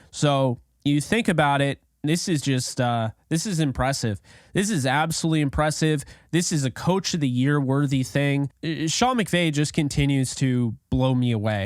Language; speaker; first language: English; native; English